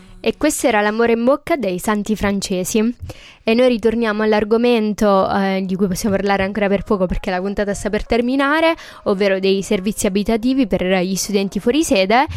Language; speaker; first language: Italian; native; Italian